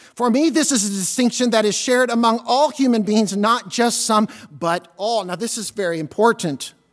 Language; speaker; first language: English; native; English